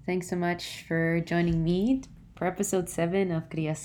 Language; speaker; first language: English; native; English